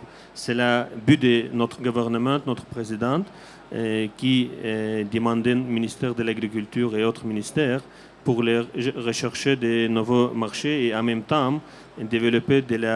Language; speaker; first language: French; non-native, learner; Azerbaijani